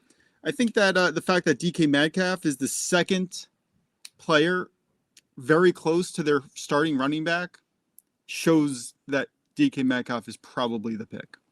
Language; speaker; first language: English; native; English